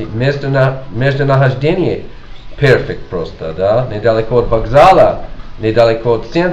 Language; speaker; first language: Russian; non-native, learner; English